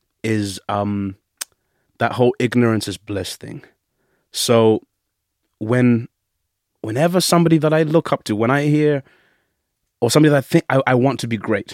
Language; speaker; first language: English; early bilingual, other home language; Shona